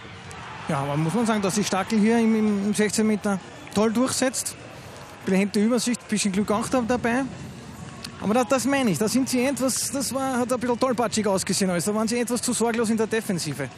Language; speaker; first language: German; native; German